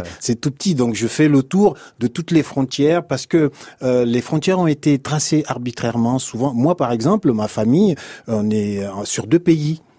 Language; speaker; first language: French; non-native, local second language; Hausa